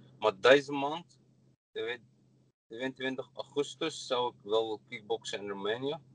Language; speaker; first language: Dutch; non-native, learner; Arabic